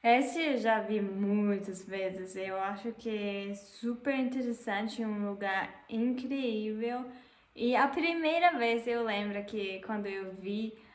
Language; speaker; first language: Portuguese; non-native, fluent; German